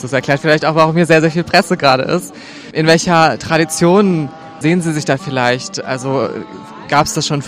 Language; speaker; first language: German; native; German